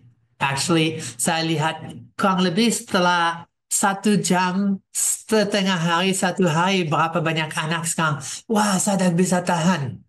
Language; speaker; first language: Indonesian; non-native, fluent; English